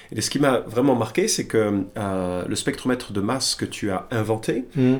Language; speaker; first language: French; native; French